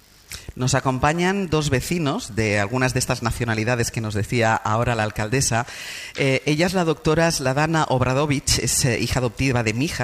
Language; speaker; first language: Spanish; native; Spanish